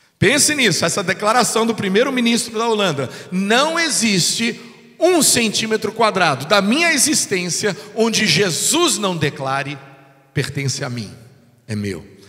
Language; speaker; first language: Portuguese; non-native, fluent; English